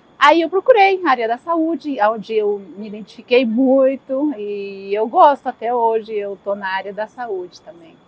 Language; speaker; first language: Portuguese; early bilingual, other home language; Spanish